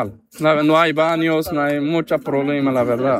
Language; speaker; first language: Spanish; non-native, learner; Arabic